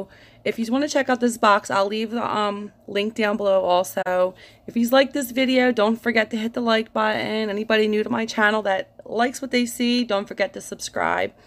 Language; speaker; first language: English; native; English